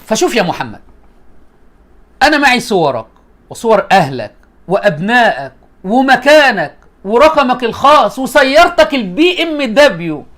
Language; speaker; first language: Arabic; native; Arabic